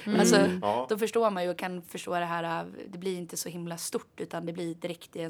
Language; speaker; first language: Swedish; native; Swedish